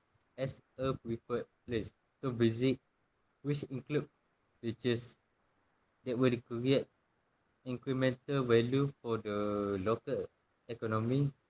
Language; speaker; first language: English; non-native, local second language; Malay